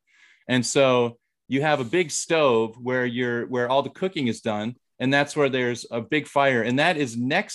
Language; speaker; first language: English; native; English